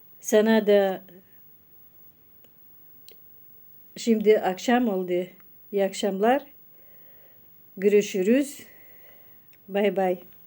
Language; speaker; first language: Turkish; non-native, learner; Russian